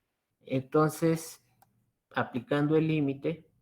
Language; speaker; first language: Spanish; native; Spanish